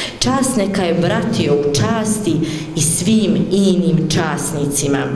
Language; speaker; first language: Bosnian; native; Bosnian